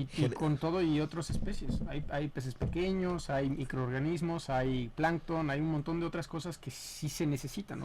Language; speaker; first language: Spanish; native; Spanish